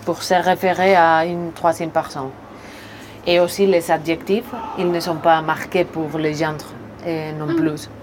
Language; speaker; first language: French; non-native, learner; Spanish